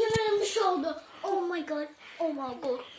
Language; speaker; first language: Turkish; early bilingual, heritage; Turkish